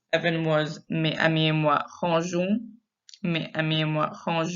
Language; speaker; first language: French; non-native, fluent; English